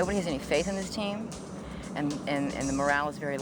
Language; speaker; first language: English; native; English